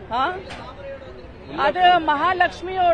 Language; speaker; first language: Tamil; non-native, fluent; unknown